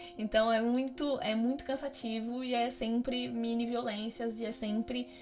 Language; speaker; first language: Portuguese; native; Portuguese